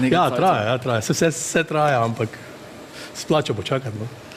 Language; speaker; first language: Slovenian; native; Slovenian